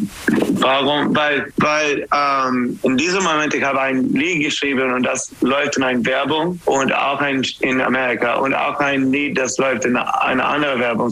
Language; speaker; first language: German; non-native, learner; English